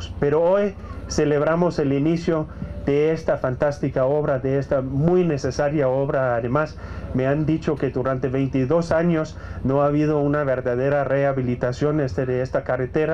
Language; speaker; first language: Spanish; non-native, fluent; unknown